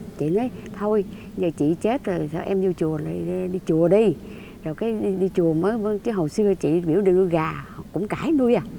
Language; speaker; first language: Vietnamese; native; Vietnamese